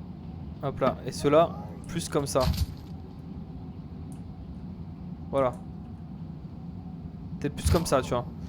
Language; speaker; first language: French; native; French